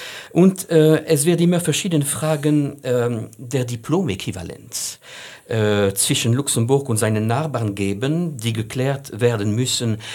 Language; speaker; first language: German; non-native, fluent; French